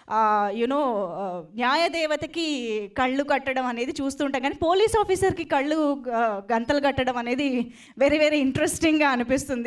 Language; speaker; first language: Telugu; native; Telugu